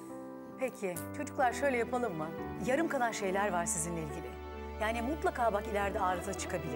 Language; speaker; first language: Turkish; native; Turkish